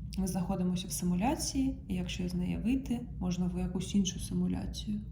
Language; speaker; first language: Ukrainian; non-native, local second language; Russian